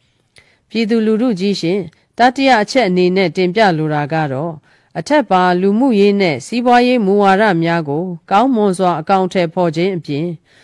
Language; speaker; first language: Burmese; native; Burmese